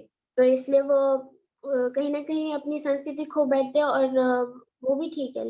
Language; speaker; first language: Hindi; early bilingual, heritage; Hindi